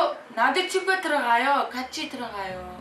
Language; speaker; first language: Korean; non-native, learner; Uzbek